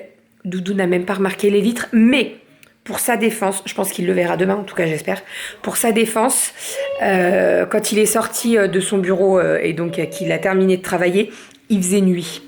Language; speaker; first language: French; native; French